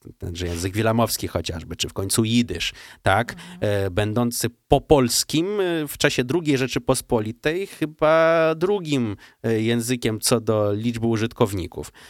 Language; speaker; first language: Polish; early bilingual, heritage; Russian